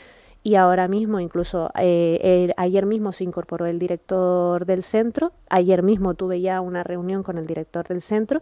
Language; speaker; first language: Spanish; native; Spanish